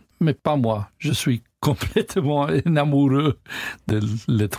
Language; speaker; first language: French; non-native, learner; English